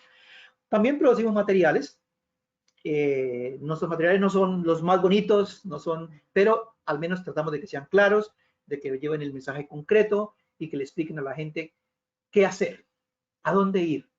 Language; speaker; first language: Spanish; native; Spanish